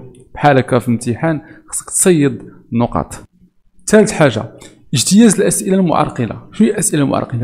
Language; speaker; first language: Arabic; native; Arabic